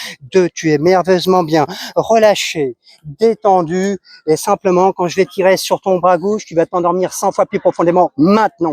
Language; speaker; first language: French; native; French